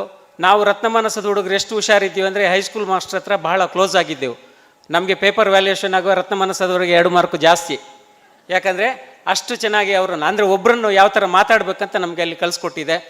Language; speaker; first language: Kannada; native; Kannada